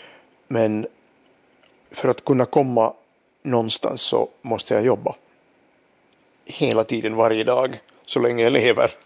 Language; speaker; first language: Swedish; non-native, local second language; Finnish